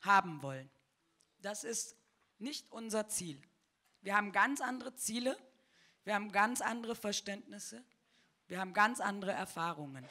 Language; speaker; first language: German; early bilingual, other home language; Turkish